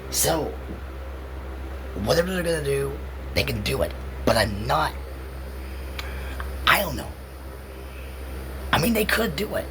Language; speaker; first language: English; native; English